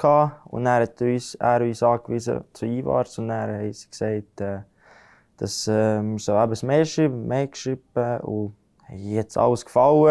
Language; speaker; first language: German; non-native, fluent; Latvian